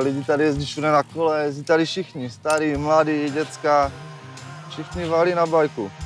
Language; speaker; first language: Czech; native; Czech